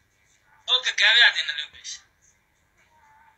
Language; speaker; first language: Russian; non-native, learner; Uzbek